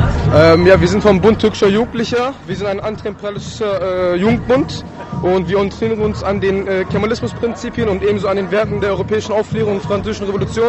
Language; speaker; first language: German; early bilingual, other home language; Turkish